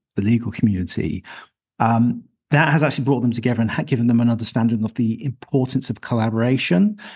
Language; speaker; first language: English; native; English